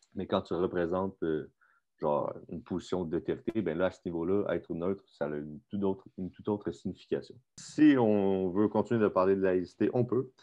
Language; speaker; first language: French; native; French